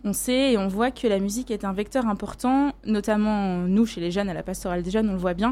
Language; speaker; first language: French; native; French